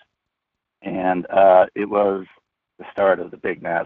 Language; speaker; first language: English; native; English